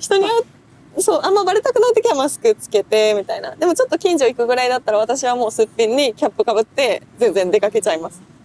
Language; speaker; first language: Japanese; native; Japanese